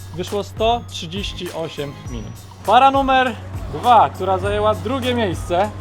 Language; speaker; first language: Polish; native; Polish